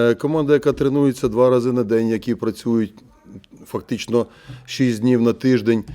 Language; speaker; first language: Ukrainian; native; Ukrainian